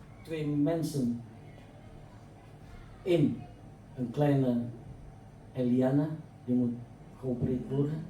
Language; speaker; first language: Dutch; non-native, fluent; Indonesian